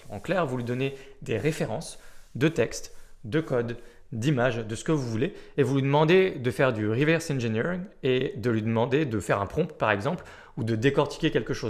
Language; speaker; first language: French; native; French